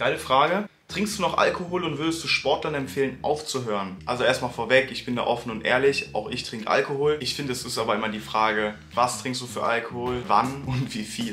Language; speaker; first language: German; native; German